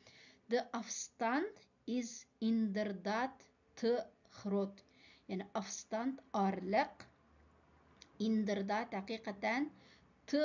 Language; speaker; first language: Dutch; non-native, fluent; Uyghur